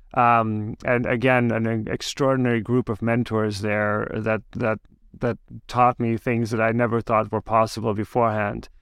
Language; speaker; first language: English; early bilingual, other home language; German